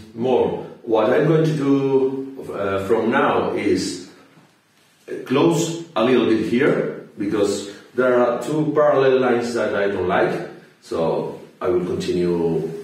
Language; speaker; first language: English; non-native, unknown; Spanish